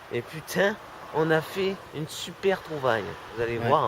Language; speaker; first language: French; native; French